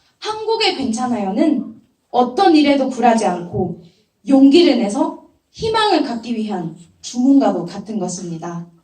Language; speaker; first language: Korean; non-native, fluent; Japanese